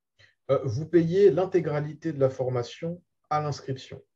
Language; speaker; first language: French; native; French